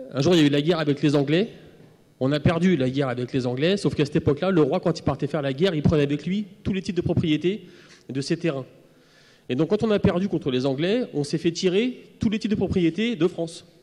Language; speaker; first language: French; native; French